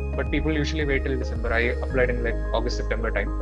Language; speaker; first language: English; non-native, local second language; Malayalam